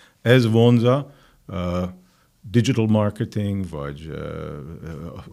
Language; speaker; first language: Hungarian; non-native, fluent; English